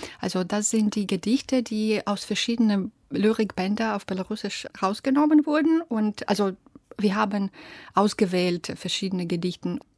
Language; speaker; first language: German; non-native, fluent; Belarusian